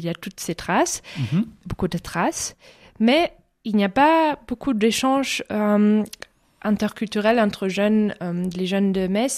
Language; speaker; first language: French; non-native, fluent; German